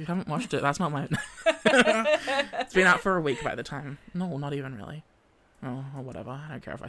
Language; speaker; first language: English; native; English